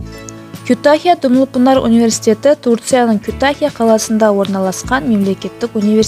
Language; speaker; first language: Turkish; non-native, learner; Kazakh